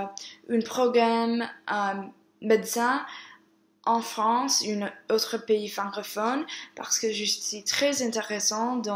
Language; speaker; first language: French; non-native, learner; English